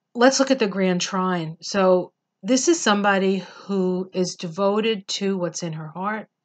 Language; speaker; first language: English; native; English